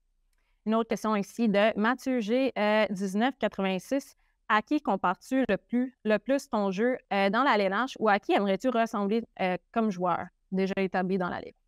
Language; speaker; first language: French; native; French